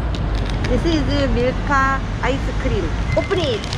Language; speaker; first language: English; non-native, learner; Korean